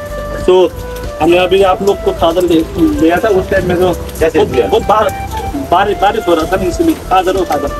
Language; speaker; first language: Hindi; non-native, learner; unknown